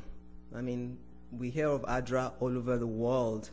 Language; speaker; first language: English; non-native, local second language; Yoruba